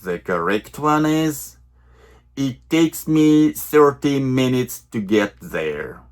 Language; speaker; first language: English; non-native, fluent; Russian